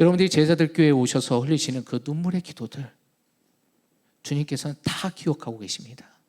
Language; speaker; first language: Korean; native; Korean